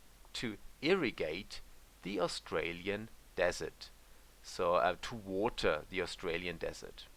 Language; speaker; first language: English; non-native, fluent; German